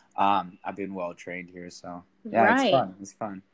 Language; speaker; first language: English; early bilingual, other home language; Spanish